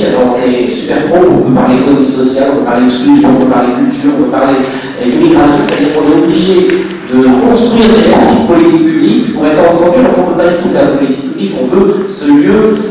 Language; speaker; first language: French; native; French